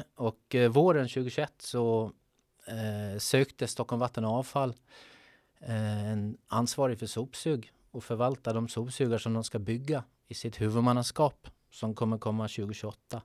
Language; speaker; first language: Swedish; native; Swedish